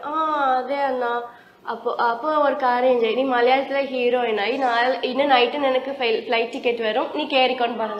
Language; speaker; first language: Malayalam; non-native, learner; Tamil